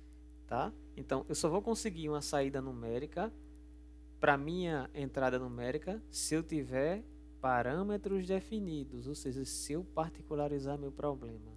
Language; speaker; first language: Portuguese; native; Portuguese